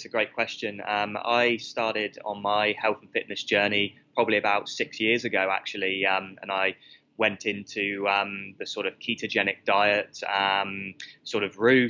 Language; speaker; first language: English; native; English